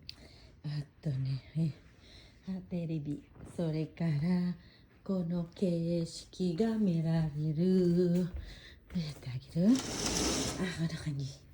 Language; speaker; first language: Japanese; non-native, learner; Filipino